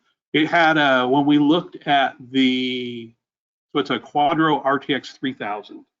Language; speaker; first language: English; native; English